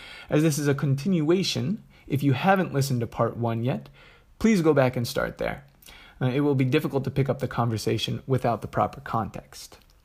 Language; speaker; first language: English; native; English